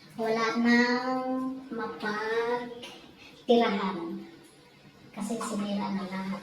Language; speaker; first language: Filipino; native; Filipino